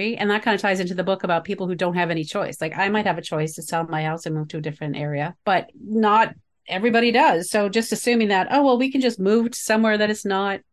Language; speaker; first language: English; native; English